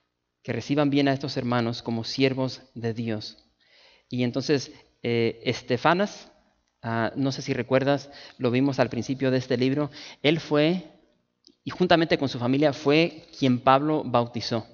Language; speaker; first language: Spanish; native; Spanish